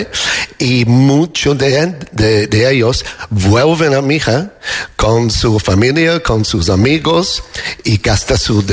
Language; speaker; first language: Spanish; non-native, learner; English